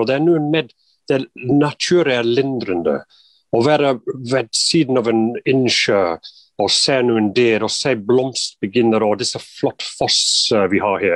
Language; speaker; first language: Norwegian; non-native, fluent; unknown